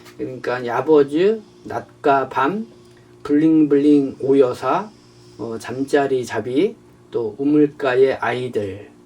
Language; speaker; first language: Korean; native; Korean